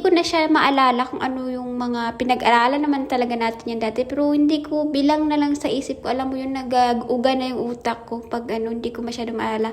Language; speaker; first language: Filipino; non-native, local second language; Hiligaynon